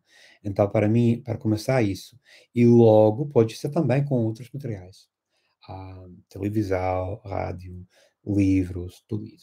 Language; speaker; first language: Portuguese; non-native, fluent; English